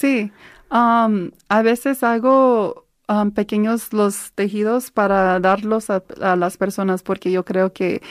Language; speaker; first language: Spanish; early bilingual, heritage; Spanish